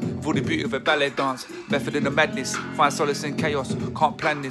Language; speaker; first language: English; native; English